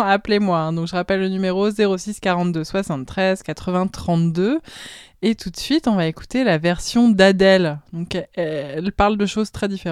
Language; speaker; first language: French; native; French